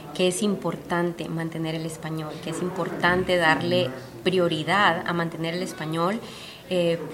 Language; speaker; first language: Spanish; native; Spanish